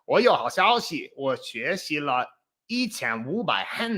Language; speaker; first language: Chinese; non-native, fluent; English